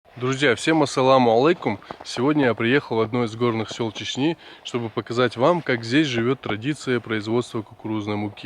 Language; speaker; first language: Russian; non-native, local second language; Chechen